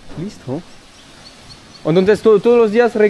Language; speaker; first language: Spanish; non-native, learner; French